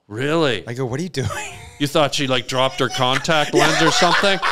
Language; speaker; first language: English; native; English